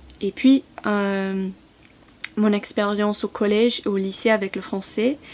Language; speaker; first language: French; non-native, fluent; English